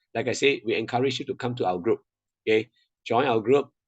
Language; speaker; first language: English; non-native, local second language; Chinese